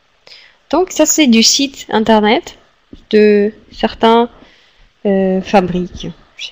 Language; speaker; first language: French; non-native, fluent; Russian